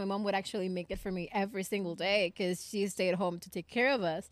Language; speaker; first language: English; non-native, fluent; Spanish